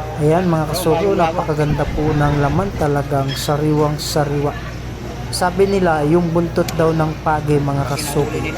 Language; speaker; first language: Filipino; non-native, local second language; Bikol